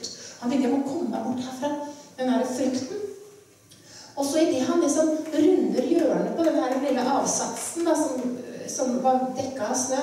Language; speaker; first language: Norwegian; native; Norwegian